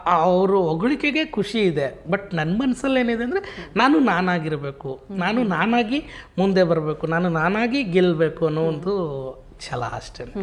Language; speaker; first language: Kannada; native; Kannada